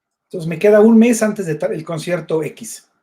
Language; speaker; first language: Spanish; native; Spanish